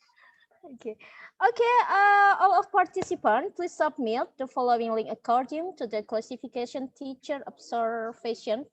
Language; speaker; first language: English; non-native, learner; Indonesian